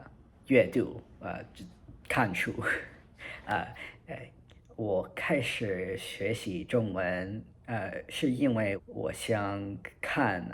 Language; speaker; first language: Chinese; non-native, learner; English